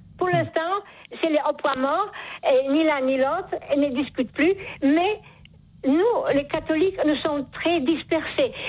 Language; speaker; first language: French; non-native, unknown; Polish